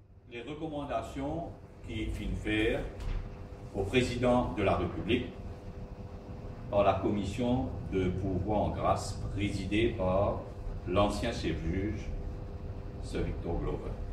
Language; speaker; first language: French; non-native, local second language; Morisyen